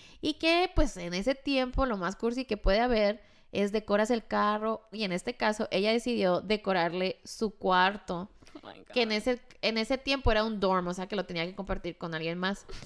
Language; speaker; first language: Spanish; early bilingual, heritage; Spanish